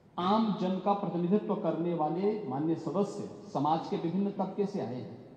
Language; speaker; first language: Hindi; native; Hindi